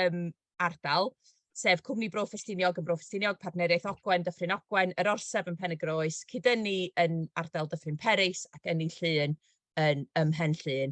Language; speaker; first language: Welsh; native; Welsh